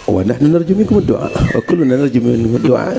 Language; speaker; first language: Arabic; non-native, fluent; Indonesian